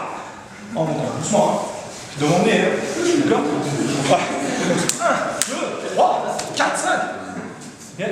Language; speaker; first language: French; native; French